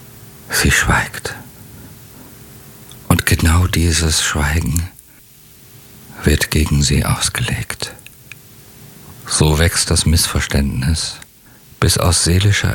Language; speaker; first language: German; native; German